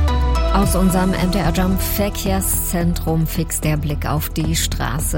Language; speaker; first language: German; native; German